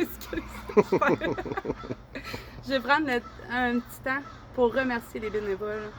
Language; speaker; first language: French; native; French